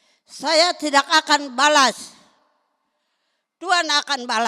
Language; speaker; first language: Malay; non-native, local second language; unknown